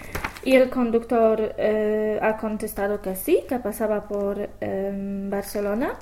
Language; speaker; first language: Spanish; non-native, fluent; English